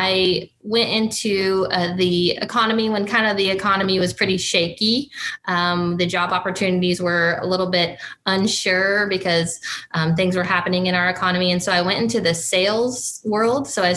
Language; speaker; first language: English; native; English